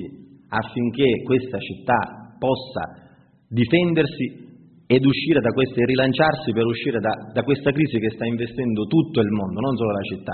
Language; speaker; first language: Italian; native; Italian